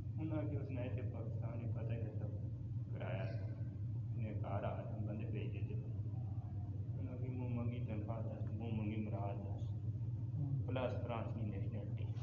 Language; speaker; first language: Urdu; non-native, local second language; Punjabi